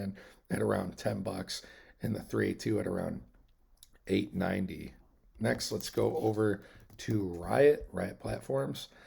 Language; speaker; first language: English; native; English